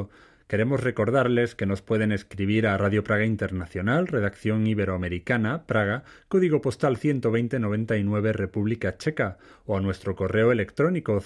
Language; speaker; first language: Spanish; native; Spanish